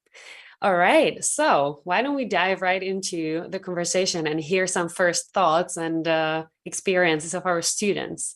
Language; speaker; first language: English; non-native, fluent; Czech